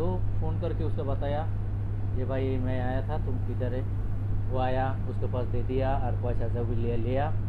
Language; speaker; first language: Hindi; non-native, learner; Bangla